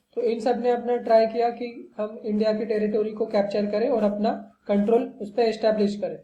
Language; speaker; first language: Hindi; non-native, local second language; Marathi